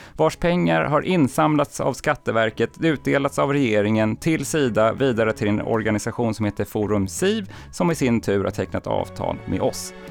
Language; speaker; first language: Swedish; native; Swedish